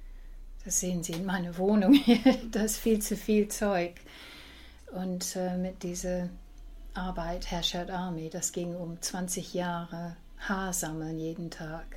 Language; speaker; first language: German; early bilingual, heritage; English